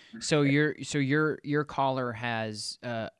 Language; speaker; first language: English; native; English